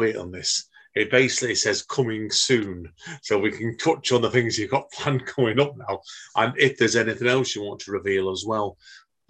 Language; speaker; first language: English; native; English